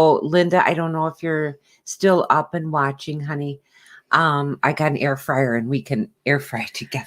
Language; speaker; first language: English; native; English